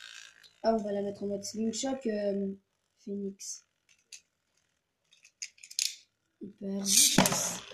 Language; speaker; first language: French; native; French